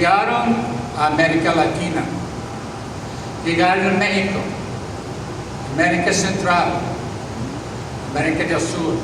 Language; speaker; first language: Spanish; non-native, fluent; English